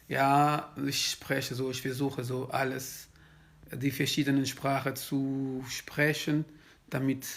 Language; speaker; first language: German; non-native, fluent; Kabuverdianu